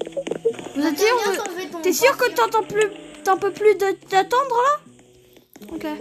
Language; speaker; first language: French; native; French